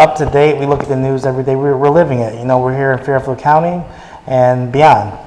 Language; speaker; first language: English; native; English